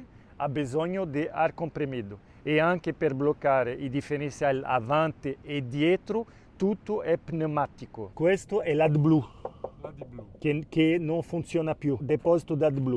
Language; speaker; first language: Italian; non-native, local second language; Spanish